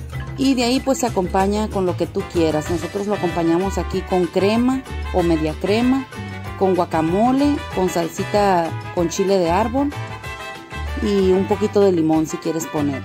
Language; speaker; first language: Spanish; native; Spanish